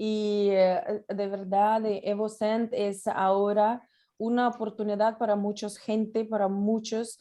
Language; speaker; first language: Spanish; non-native, learner; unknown